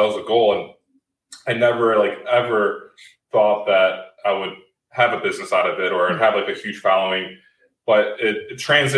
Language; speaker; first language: English; native; English